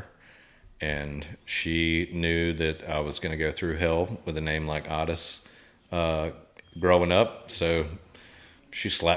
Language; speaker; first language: English; native; English